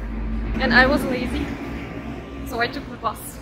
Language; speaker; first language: English; non-native, fluent; German